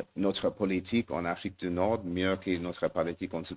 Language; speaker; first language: French; non-native, fluent; English